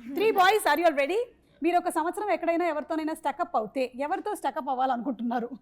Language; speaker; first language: Telugu; non-native, local second language; Malayalam